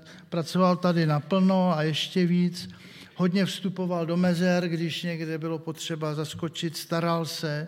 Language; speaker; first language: Czech; native; Czech